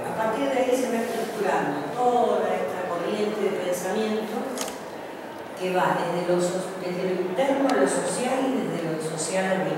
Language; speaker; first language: Spanish; native; Spanish